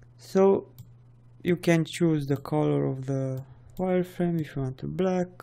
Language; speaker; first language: English; non-native, fluent; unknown